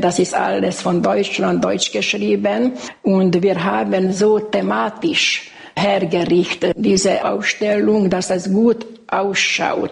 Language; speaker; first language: German; non-native, local second language; Hungarian